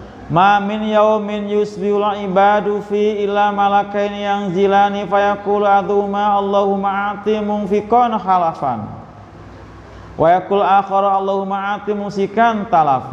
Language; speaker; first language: Indonesian; native; Indonesian